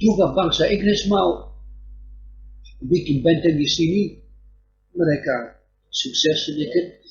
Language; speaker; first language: Indonesian; non-native, fluent; Dutch